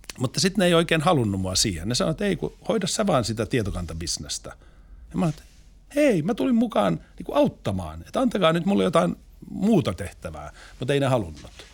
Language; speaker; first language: Finnish; non-native, local second language; Swedish